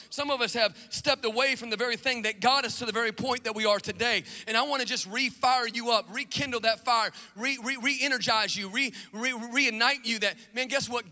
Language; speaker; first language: English; native; English